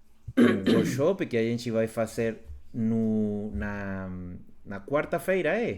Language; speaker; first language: Portuguese; non-native, fluent; Spanish